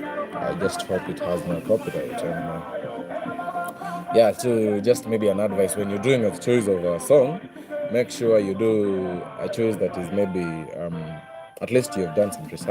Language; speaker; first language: English; non-native, local second language; Swahili